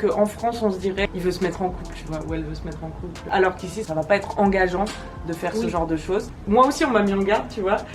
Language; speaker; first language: French; native; French